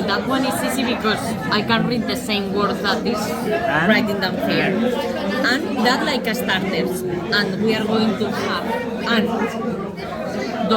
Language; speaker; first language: English; non-native, learner; Spanish